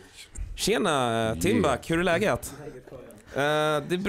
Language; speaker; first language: Swedish; native; Swedish